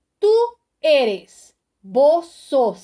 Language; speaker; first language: Spanish; non-native, fluent; Portuguese